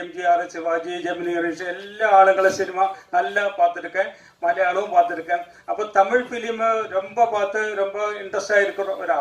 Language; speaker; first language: Tamil; non-native, local second language; Malayalam